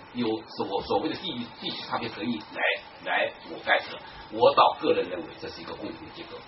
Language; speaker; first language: Chinese; native; Chinese